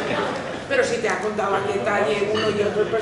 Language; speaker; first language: Spanish; native; Spanish